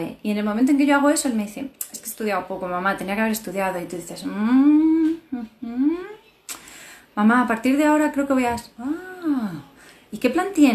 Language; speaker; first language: Spanish; native; Spanish